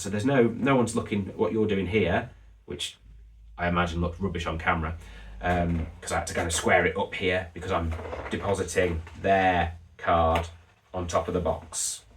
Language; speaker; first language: English; native; English